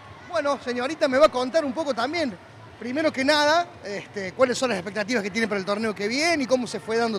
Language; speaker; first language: Spanish; native; Spanish